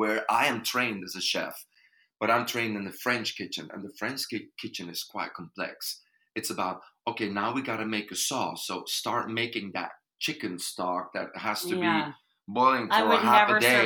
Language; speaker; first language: English; non-native, fluent; Dutch